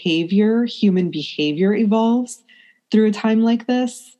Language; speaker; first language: English; native; English